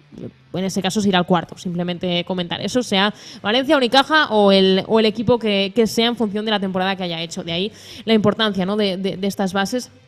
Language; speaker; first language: Spanish; native; Spanish